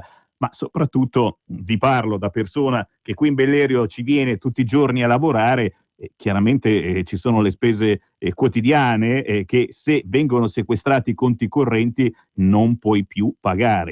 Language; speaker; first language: Italian; native; Italian